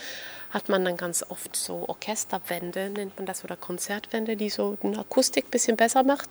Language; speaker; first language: German; non-native, fluent; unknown